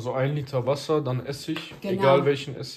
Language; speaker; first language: German; early bilingual, other home language; Kurdish